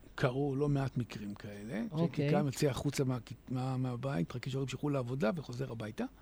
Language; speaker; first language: Hebrew; native; Hebrew